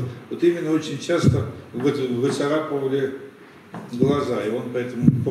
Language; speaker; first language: Russian; native; Russian